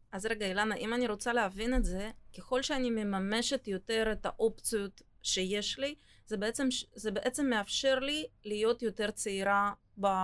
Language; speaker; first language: Hebrew; non-native, fluent; Russian